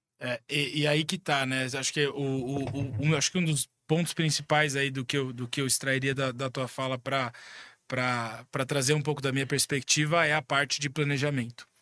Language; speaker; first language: Portuguese; native; Portuguese